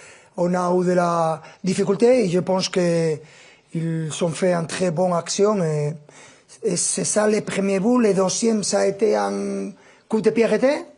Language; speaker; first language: French; non-native, fluent; Spanish